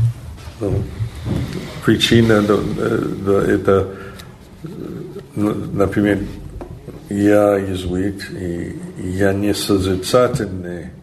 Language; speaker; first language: Russian; non-native, fluent; English